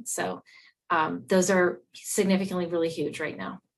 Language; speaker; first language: English; native; English